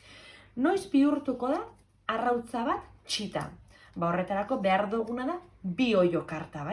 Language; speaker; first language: Basque; native; Basque